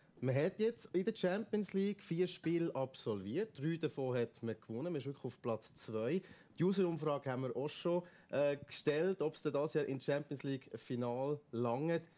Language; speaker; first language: German; native; German